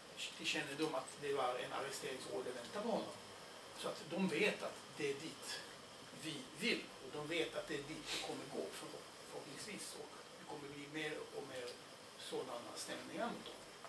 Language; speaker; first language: Swedish; non-native, fluent; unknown